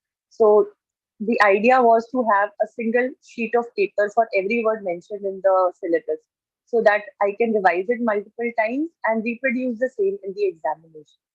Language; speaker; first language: English; non-native, local second language; Hindi